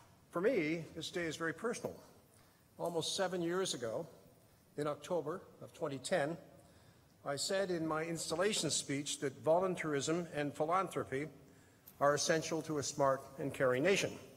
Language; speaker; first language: English; native; English